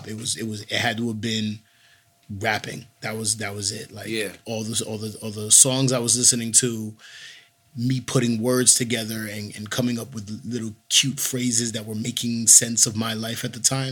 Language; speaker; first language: English; native; English